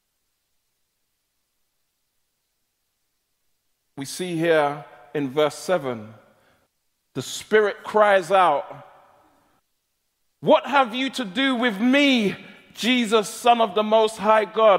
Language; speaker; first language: English; native; English